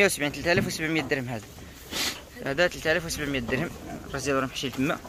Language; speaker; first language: Arabic; native; Arabic